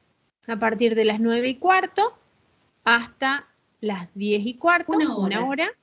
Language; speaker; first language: Spanish; native; Spanish